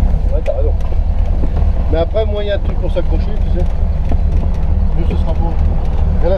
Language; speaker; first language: French; native; French